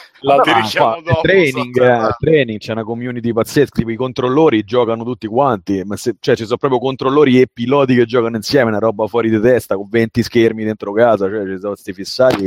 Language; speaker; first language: Italian; native; Italian